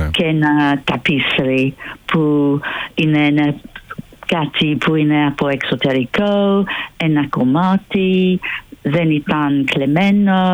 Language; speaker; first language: Greek; non-native, fluent; English